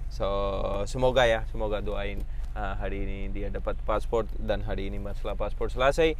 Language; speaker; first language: Indonesian; non-native, fluent; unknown